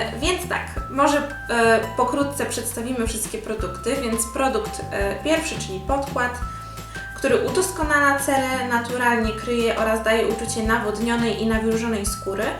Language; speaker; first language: Polish; native; Polish